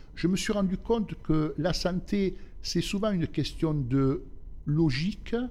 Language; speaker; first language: French; native; French